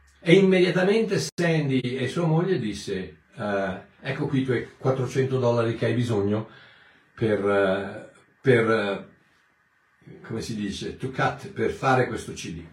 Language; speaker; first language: Italian; native; Italian